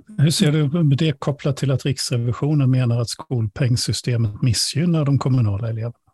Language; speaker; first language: Swedish; native; Swedish